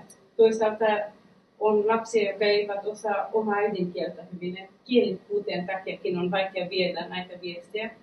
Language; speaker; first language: Finnish; non-native, fluent; Persian